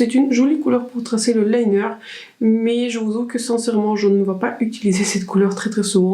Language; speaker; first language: French; native; French